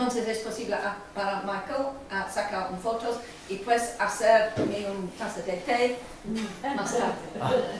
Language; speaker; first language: Spanish; non-native, learner; English